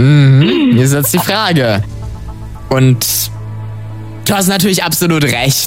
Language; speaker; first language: German; native; German